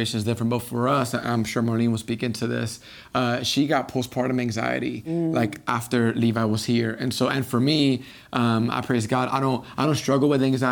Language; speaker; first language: English; native; English